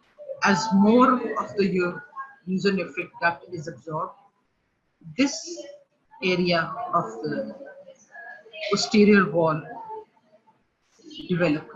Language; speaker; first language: English; non-native, local second language; Urdu